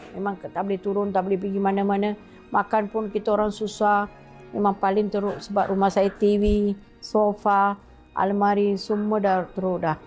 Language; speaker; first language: Malay; early bilingual, other home language; Tamil